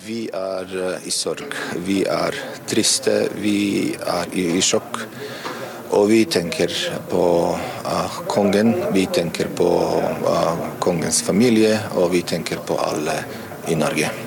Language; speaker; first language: Norwegian; non-native, fluent; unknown